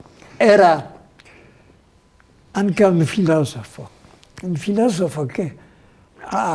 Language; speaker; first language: Italian; non-native, fluent; Polish